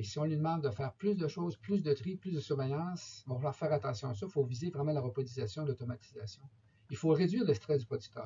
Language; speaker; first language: French; native; French